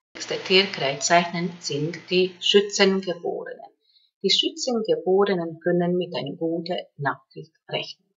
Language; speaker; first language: German; non-native, fluent; Hungarian